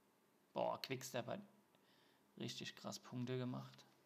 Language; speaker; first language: German; native; German